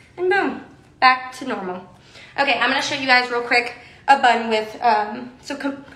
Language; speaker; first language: English; native; English